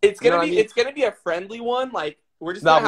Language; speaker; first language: English; native; English